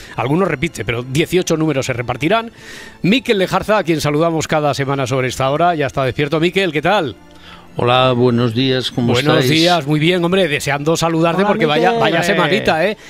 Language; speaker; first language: Spanish; native; Spanish